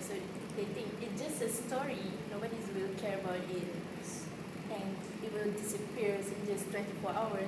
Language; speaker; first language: English; non-native, local second language; Malay